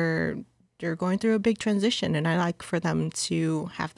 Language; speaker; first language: English; early bilingual, other home language; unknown